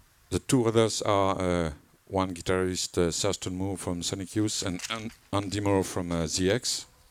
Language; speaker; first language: English; non-native, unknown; French